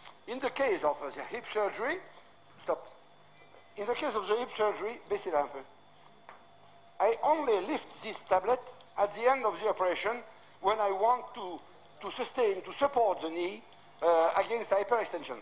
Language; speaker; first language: English; non-native, fluent; French